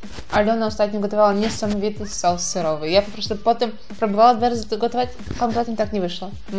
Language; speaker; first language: Polish; non-native, fluent; Russian